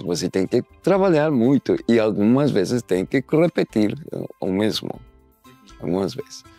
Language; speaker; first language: Portuguese; non-native, learner; Spanish